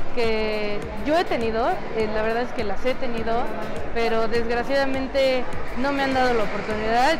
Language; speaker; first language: Spanish; native; Spanish